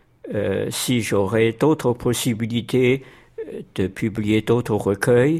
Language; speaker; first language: French; non-native, fluent; Chinese